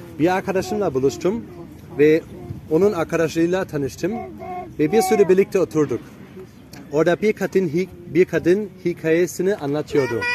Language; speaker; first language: Turkish; non-native, fluent; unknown